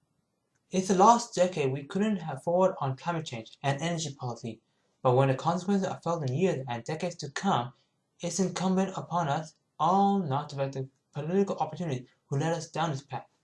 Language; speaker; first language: English; native; English